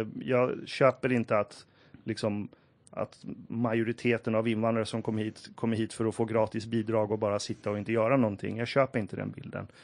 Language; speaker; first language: Swedish; early bilingual, other home language; Persian